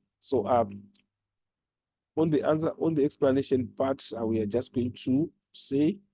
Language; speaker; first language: English; non-native, local second language; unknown